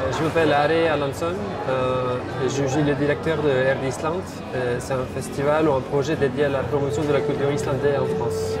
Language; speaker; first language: French; non-native, fluent; Icelandic